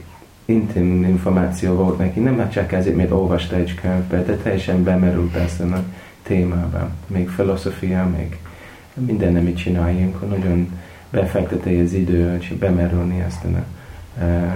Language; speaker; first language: Hungarian; non-native, learner; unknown